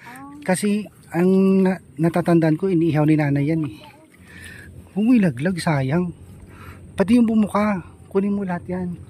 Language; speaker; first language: Filipino; native; Filipino